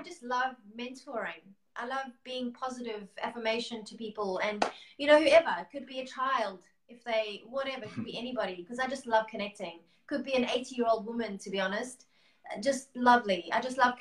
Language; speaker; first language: English; native; English